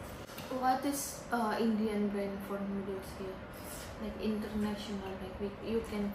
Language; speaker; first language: English; non-native, learner; Indonesian